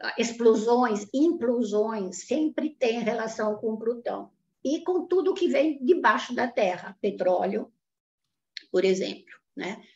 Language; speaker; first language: Portuguese; non-native, fluent; Italian